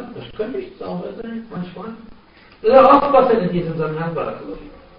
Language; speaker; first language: German; non-native, fluent; Arabic